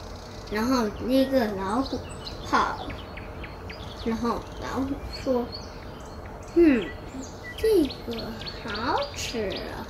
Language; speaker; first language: Chinese; non-native, learner; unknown